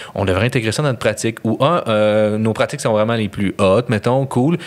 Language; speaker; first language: French; native; French